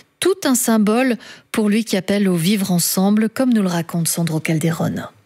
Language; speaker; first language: French; native; French